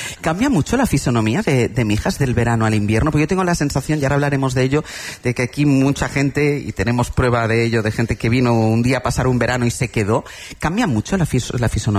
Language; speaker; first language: Spanish; native; Spanish